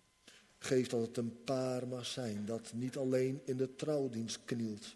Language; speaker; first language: Dutch; native; Dutch